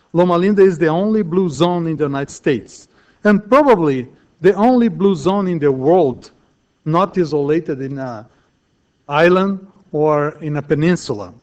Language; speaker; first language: English; non-native, fluent; Portuguese